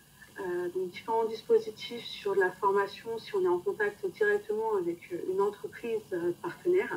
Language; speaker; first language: French; native; French